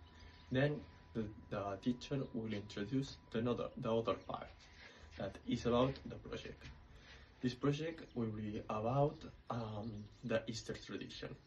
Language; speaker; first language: English; non-native, learner; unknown